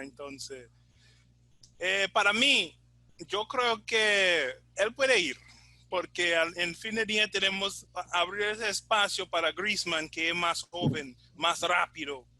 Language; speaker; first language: Spanish; non-native, fluent; English